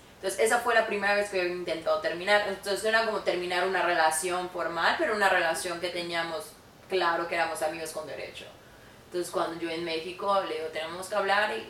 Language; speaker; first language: Spanish; native; Spanish